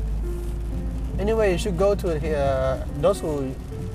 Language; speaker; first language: English; non-native, local second language; Malay